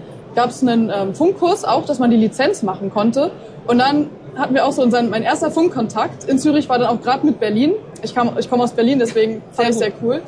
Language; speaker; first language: German; native; German